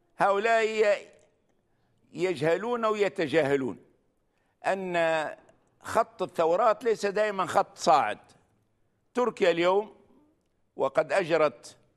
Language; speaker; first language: Arabic; native; Arabic